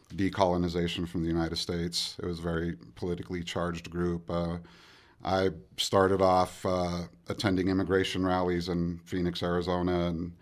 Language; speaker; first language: English; early bilingual, other home language; Spanish